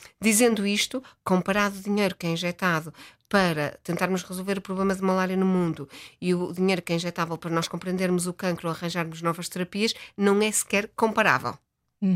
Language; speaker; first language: Portuguese; native; Portuguese